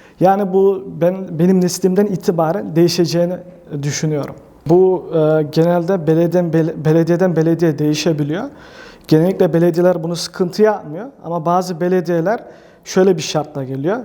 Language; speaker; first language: Turkish; early bilingual, heritage; Turkish